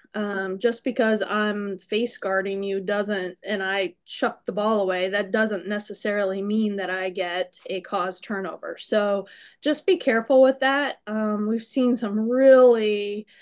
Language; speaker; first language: English; native; English